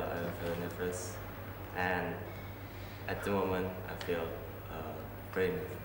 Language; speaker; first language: English; non-native, learner; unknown